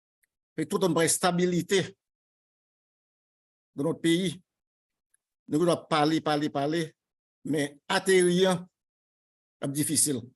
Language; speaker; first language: French; non-native, local second language; Haitian Creole